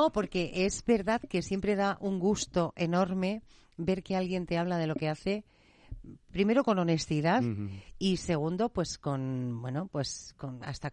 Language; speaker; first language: Spanish; native; Spanish